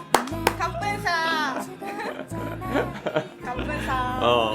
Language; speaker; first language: Korean; non-native, learner; Japanese